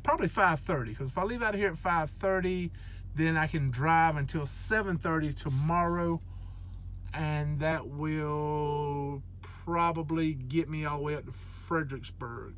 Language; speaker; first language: English; native; English